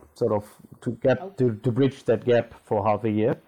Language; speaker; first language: English; non-native, local second language; German